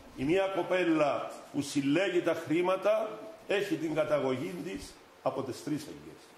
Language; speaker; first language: Greek; native; Greek